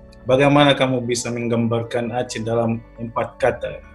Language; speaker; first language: Indonesian; non-native, learner; English